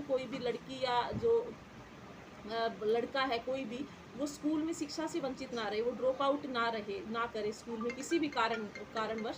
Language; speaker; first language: Hindi; native; Hindi